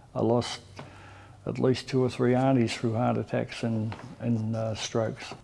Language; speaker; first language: English; native; English